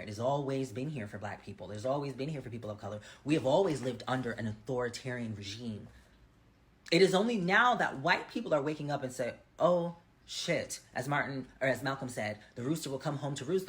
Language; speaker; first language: English; native; English